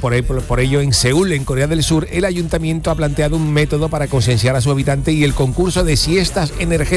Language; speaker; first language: Spanish; native; Spanish